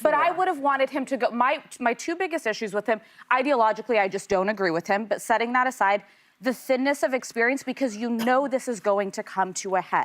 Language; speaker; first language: English; native; English